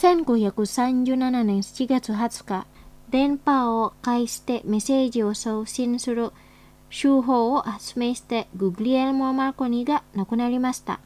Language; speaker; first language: Japanese; non-native, fluent; Indonesian